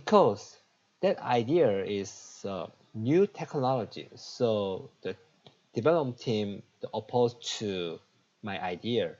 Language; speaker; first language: English; non-native, learner; Korean